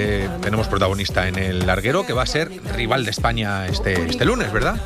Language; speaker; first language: Spanish; native; Spanish